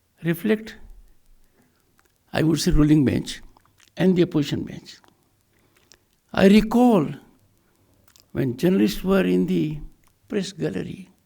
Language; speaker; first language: English; non-native, local second language; Hindi